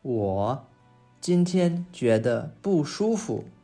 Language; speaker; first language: Chinese; non-native, fluent; English